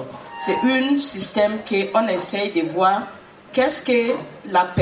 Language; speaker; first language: French; non-native, learner; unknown